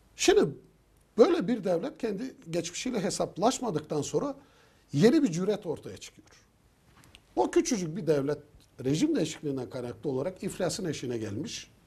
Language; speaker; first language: Turkish; native; Turkish